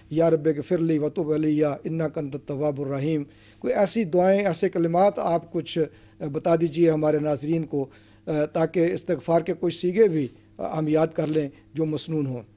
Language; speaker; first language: Urdu; native; Urdu